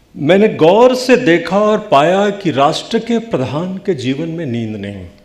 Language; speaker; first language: Hindi; non-native, local second language; Bhojpuri